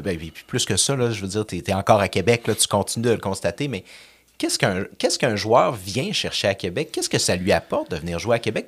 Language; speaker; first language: French; native; French